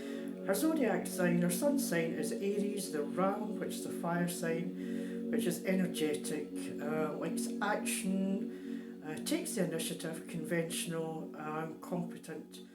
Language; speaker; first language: English; native; English